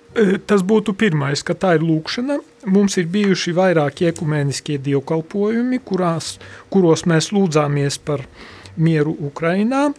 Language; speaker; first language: Latvian; non-native, local second language; Polish